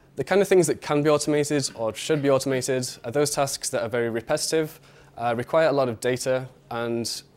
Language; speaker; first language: English; native; English